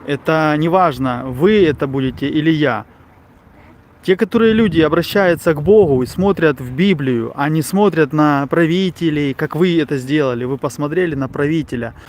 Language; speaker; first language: Russian; non-native, local second language; Ukrainian